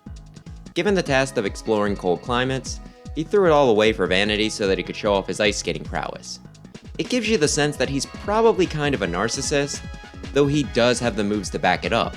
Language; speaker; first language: English; native; English